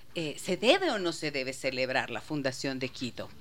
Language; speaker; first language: Spanish; native; Spanish